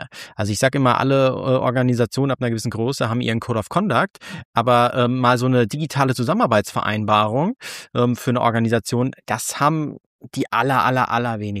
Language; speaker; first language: German; native; German